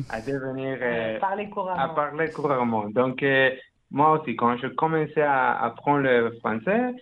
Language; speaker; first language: French; non-native, learner; Spanish